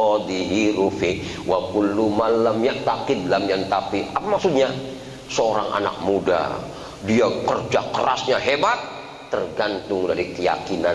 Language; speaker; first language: Indonesian; native; Indonesian